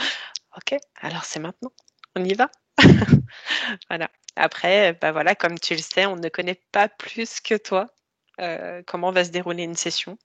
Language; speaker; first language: French; native; French